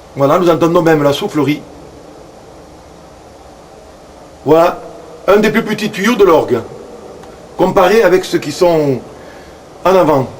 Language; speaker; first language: French; native; French